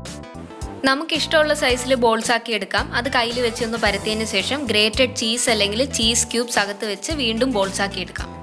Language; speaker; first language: Malayalam; native; Malayalam